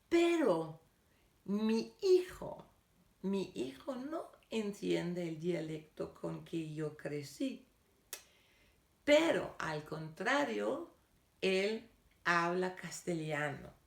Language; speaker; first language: Spanish; non-native, fluent; Danish